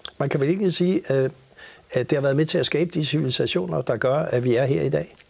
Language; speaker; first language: Danish; native; Danish